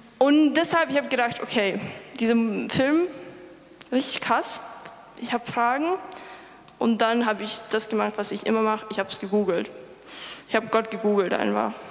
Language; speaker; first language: German; non-native, fluent; Lithuanian